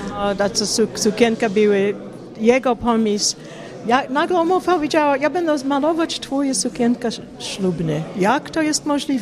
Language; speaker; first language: Polish; non-native, learner; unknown